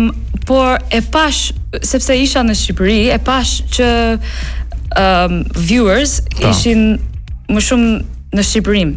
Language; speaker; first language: Albanian; non-native, learner; English